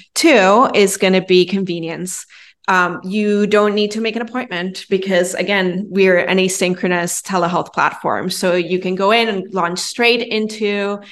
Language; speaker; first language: English; non-native, fluent; Spanish